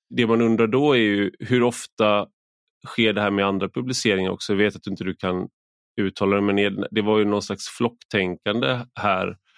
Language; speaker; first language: Swedish; native; Swedish